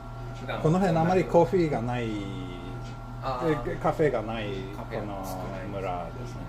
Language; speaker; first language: Japanese; non-native, fluent; Swedish